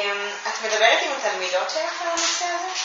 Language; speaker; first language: Hebrew; native; Hebrew